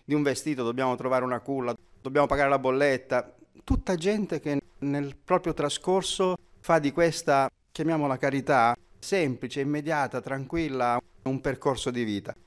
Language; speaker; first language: Italian; native; Italian